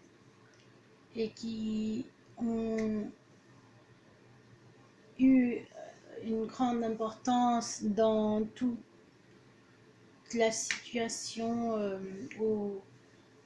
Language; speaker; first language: French; early bilingual, other home language; Portuguese